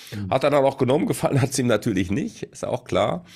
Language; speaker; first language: German; native; German